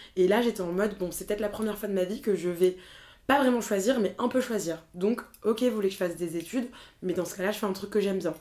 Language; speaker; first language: French; native; French